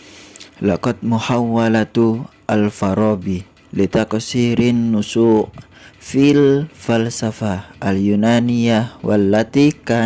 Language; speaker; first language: Arabic; non-native, learner; Indonesian